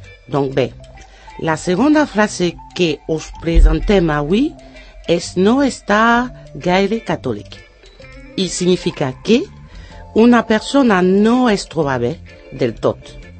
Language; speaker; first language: Catalan; non-native, learner; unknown